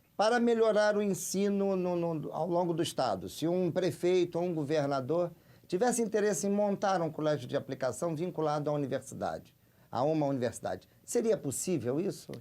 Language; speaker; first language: Portuguese; native; Portuguese